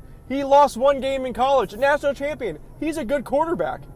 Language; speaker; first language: English; native; English